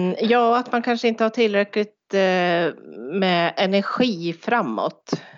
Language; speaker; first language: Swedish; native; Swedish